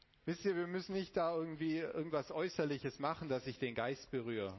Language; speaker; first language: German; non-native, fluent; Romanian